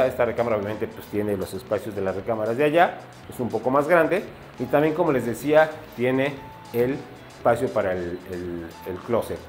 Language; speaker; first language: Spanish; native; Spanish